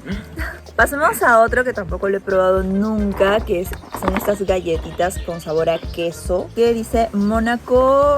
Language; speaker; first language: Spanish; native; Spanish